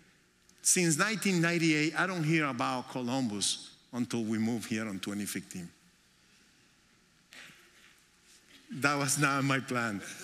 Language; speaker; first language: English; non-native, fluent; Spanish